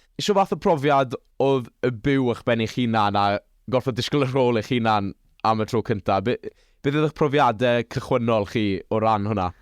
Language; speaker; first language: Welsh; native; Welsh